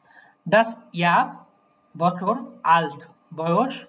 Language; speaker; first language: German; non-native, fluent; Bangla